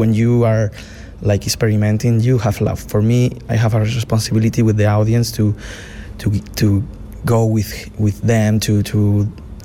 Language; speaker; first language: English; non-native, fluent; Spanish